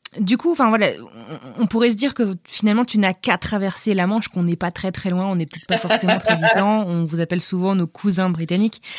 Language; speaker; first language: French; native; French